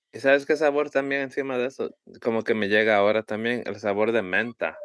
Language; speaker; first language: Spanish; early bilingual, heritage; Spanish